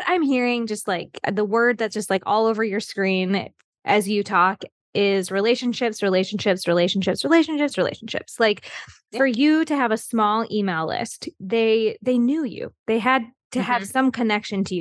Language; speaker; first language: English; native; English